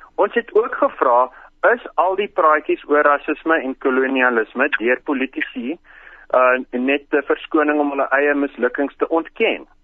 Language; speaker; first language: Afrikaans; non-native, local second language; English